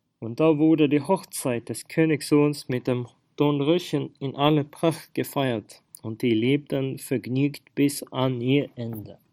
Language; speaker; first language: German; non-native, fluent; Swedish